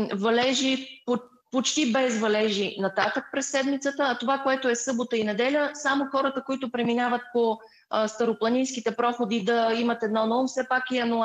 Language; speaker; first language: Bulgarian; native; Bulgarian